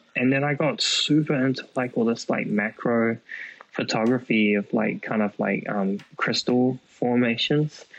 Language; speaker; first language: English; native; English